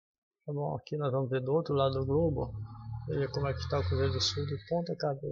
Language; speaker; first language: Portuguese; native; Portuguese